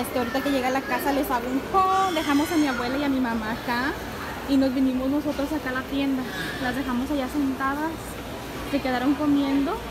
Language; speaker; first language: Spanish; early bilingual, heritage; Spanish